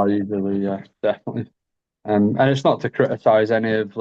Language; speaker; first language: English; native; English